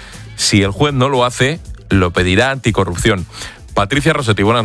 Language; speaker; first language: Spanish; native; Spanish